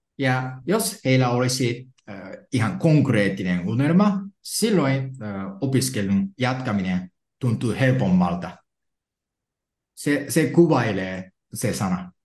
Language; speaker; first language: Finnish; non-native, fluent; Japanese